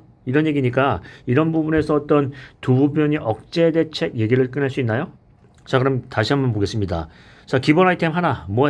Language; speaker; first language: Korean; native; Korean